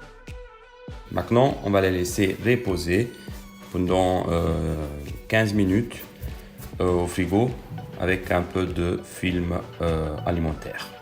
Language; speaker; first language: French; non-native, fluent; Italian